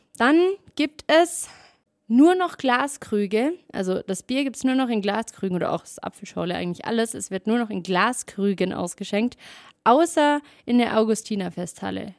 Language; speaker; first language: German; native; German